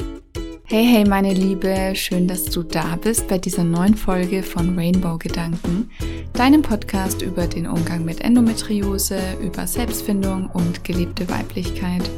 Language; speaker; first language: German; native; German